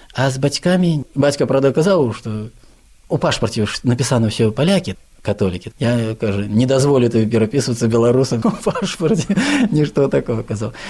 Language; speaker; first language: Belarusian; native; Belarusian